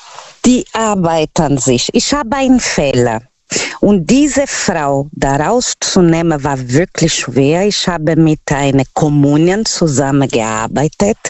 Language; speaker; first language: German; non-native, learner; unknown